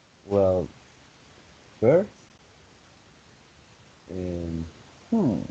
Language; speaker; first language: English; non-native, fluent; Spanish